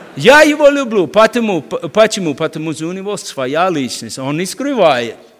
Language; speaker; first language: Russian; non-native, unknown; English